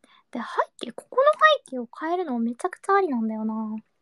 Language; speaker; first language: Japanese; early bilingual, heritage; Japanese